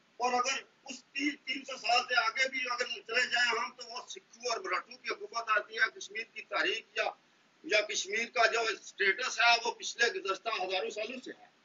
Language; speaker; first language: Urdu; non-native, local second language; Pahari-Potwari